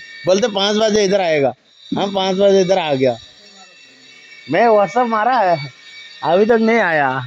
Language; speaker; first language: Hindi; non-native, fluent; Bangla